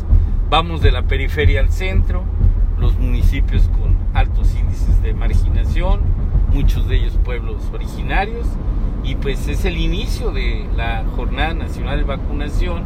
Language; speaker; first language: Spanish; native; Spanish